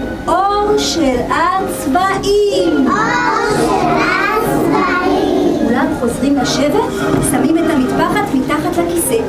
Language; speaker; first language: Hebrew; native; Hebrew